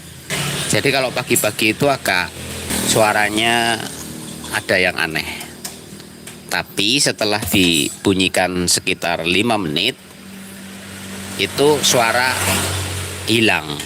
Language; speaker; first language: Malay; non-native, local second language; Javanese